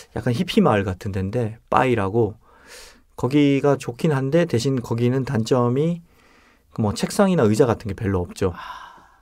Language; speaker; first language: Korean; native; Korean